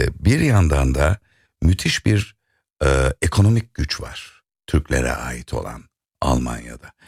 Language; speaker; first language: Turkish; native; Turkish